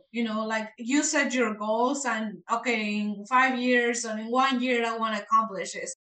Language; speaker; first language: English; non-native, fluent; Spanish